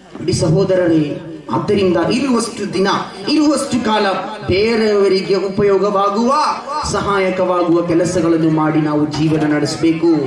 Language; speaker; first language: Kannada; non-native, local second language; Malayalam